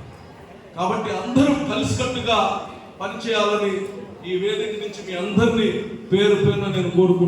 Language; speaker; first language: Telugu; native; Telugu